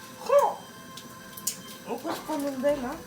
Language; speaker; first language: Korean; non-native, learner; French